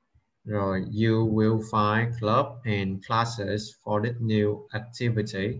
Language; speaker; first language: English; non-native, learner; Vietnamese